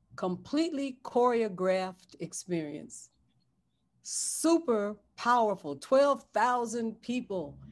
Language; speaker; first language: English; native; English